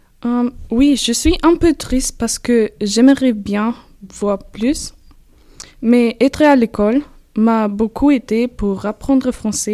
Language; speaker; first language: French; non-native, learner; German